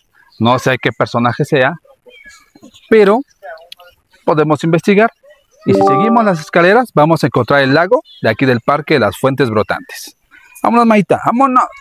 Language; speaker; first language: Spanish; native; Spanish